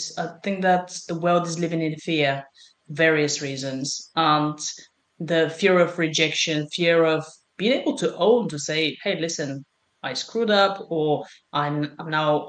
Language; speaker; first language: English; non-native, fluent; Bulgarian